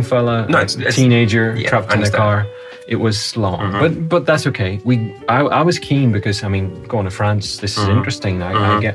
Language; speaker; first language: English; native; English